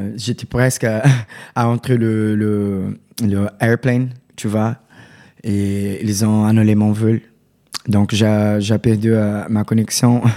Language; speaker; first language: French; non-native, learner; Portuguese